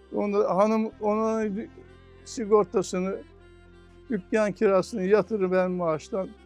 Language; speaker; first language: Turkish; native; Turkish